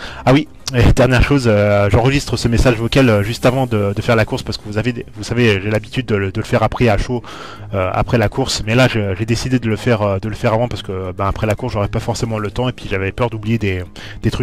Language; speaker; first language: French; native; French